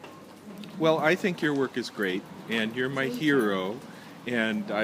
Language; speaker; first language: English; native; English